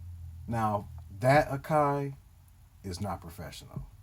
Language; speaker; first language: English; native; English